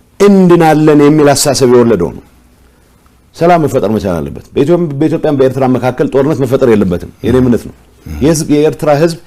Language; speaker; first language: Amharic; non-native, local second language; Tigrinya